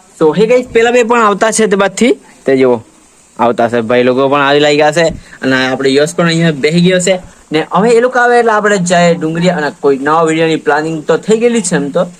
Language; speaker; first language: Gujarati; native; Gujarati